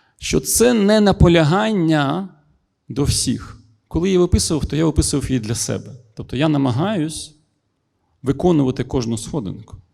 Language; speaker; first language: Ukrainian; non-native, local second language; Russian